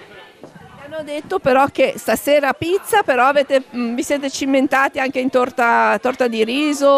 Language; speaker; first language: Italian; native; Italian